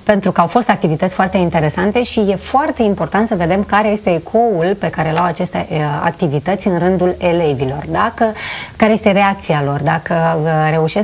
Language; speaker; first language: Romanian; native; Romanian